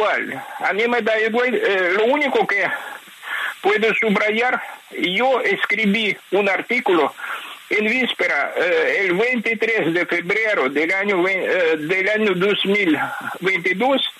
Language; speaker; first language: Spanish; non-native, fluent; Ukrainian